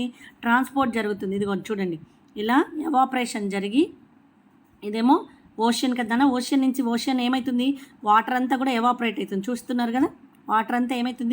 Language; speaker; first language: Telugu; native; Telugu